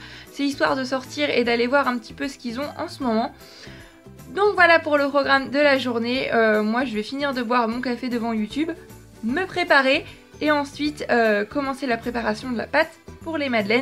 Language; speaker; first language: French; native; French